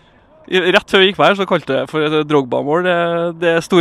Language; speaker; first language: Norwegian; native; Norwegian